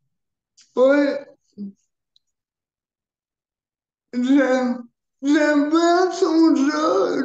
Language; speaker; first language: French; early bilingual, other home language; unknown